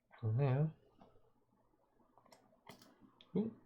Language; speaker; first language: English; native; English